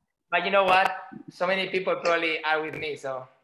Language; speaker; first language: English; non-native, fluent; Spanish